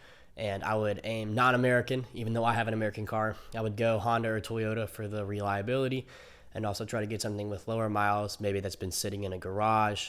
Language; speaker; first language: English; native; English